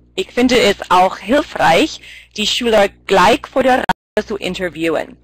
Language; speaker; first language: German; non-native, fluent; English